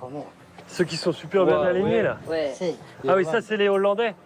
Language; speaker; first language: French; native; French